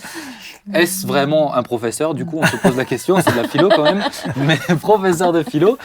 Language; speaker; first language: French; native; French